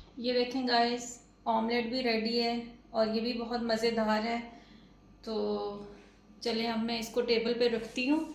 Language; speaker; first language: Urdu; non-native, local second language; Punjabi